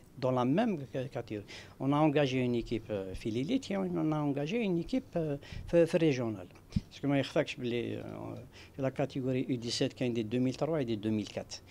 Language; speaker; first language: French; non-native, local second language; Arabic